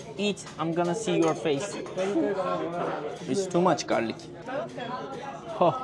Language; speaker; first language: English; non-native, learner; Turkish